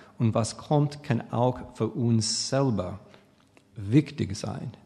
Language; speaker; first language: German; non-native, fluent; English